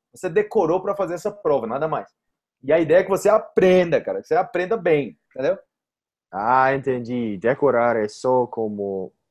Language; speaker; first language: Portuguese; native; Portuguese